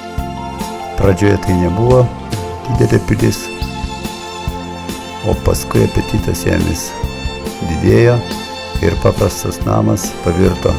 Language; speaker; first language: Lithuanian; native; Lithuanian